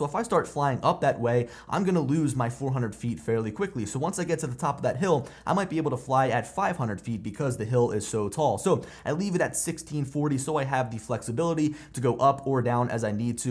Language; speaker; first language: English; native; English